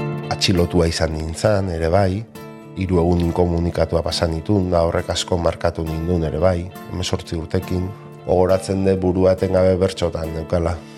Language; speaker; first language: Basque; non-native, local second language; Spanish